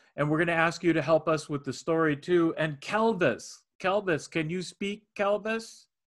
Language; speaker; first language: English; native; English